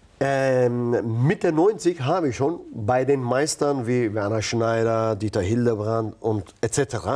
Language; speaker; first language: German; non-native, fluent; Turkish